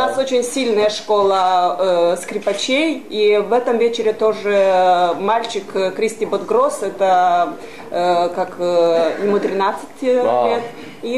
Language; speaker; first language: Russian; non-native, local second language; Romanian